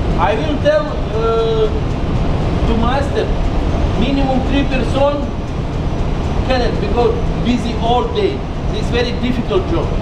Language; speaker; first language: English; non-native, learner; Russian